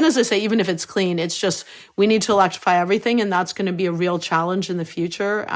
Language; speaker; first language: English; native; English